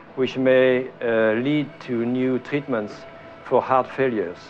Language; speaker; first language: English; non-native, fluent; French